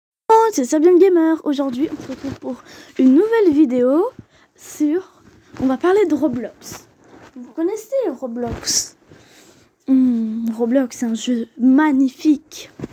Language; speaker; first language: French; native; French